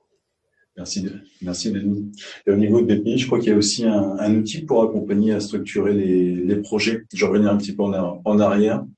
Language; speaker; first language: French; native; French